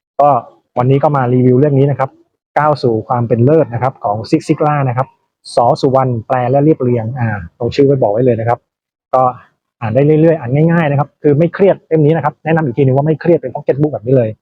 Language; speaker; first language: Thai; native; Thai